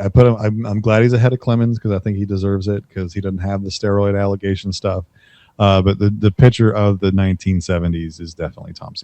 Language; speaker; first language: English; native; English